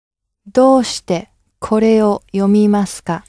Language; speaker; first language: Japanese; non-native, learner; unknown